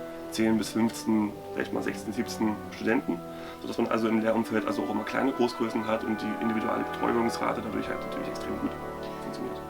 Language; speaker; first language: German; native; German